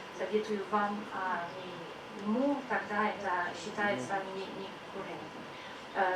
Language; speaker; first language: Russian; non-native, fluent; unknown